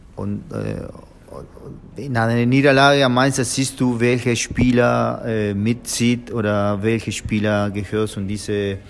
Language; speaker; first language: German; non-native, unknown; Spanish